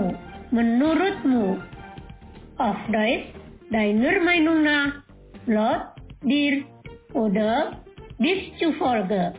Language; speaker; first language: German; non-native, fluent; Indonesian